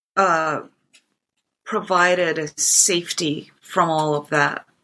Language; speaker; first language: English; non-native, fluent; Japanese